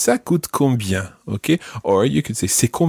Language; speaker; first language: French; non-native, fluent; English